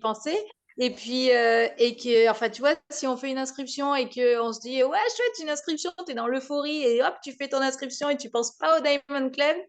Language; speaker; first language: French; native; French